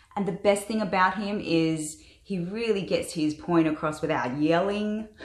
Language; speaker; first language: English; native; English